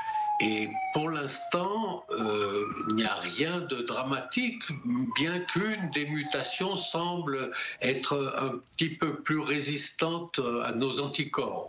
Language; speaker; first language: French; native; French